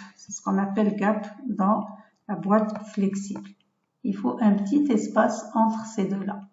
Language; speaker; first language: French; non-native, local second language; Arabic